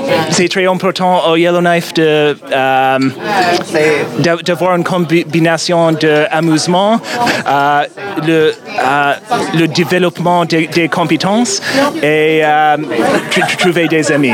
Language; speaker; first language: French; non-native, learner; English